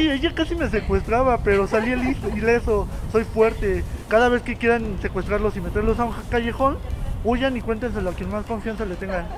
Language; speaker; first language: Spanish; native; Spanish